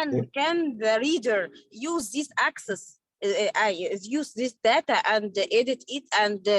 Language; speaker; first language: English; non-native, learner; Arabic